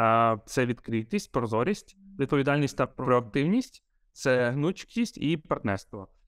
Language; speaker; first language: Ukrainian; non-native, local second language; Russian